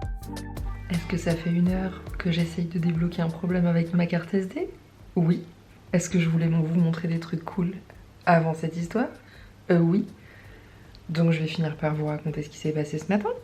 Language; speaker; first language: French; native; French